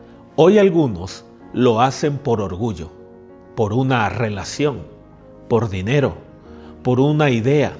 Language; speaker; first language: Spanish; native; Spanish